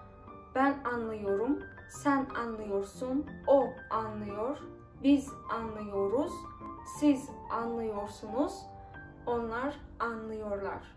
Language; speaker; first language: Turkish; non-native, fluent; Kazakh